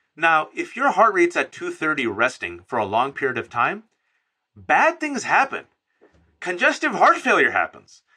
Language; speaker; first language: English; native; English